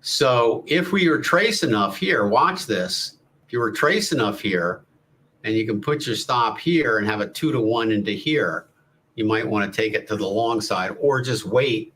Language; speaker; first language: English; native; English